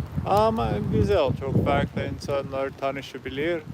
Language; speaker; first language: Turkish; non-native, learner; English